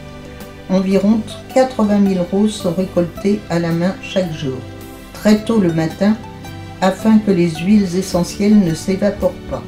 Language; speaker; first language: French; native; French